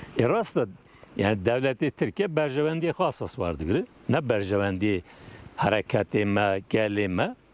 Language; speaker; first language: Kurdish; non-native, local second language; Turkish